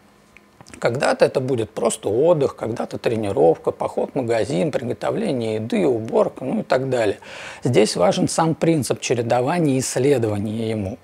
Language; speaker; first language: Russian; native; Russian